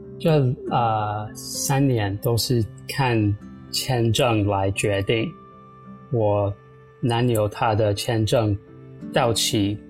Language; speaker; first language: Chinese; non-native, fluent; English